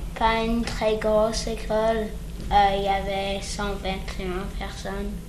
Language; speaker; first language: French; early bilingual, other home language; English